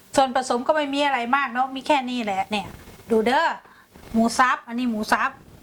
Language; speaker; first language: Thai; native; Thai